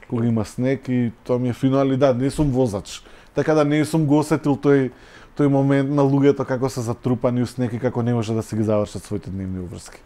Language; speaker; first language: Macedonian; native; Macedonian